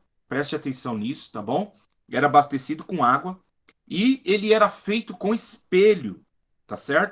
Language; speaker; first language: Portuguese; native; Portuguese